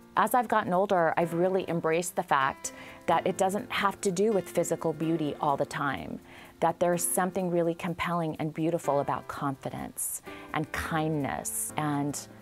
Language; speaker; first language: English; native; English